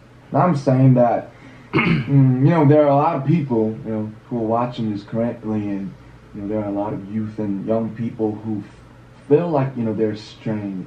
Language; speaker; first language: English; non-native, fluent; Korean